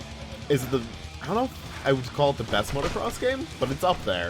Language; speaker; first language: English; native; English